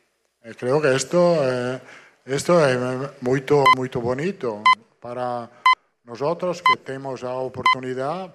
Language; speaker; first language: Portuguese; non-native, fluent; Italian